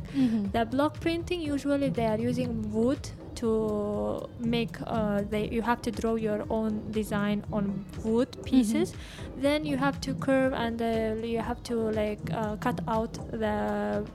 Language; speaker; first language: English; non-native, learner; Russian